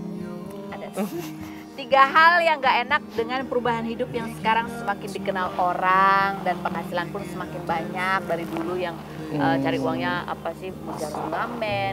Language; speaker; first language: Indonesian; native; Indonesian